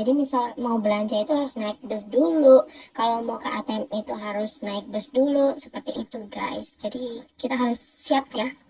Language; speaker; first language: Indonesian; native; Indonesian